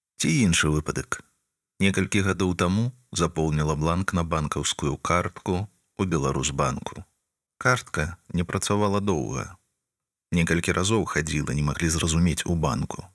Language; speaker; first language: Belarusian; non-native, local second language; Russian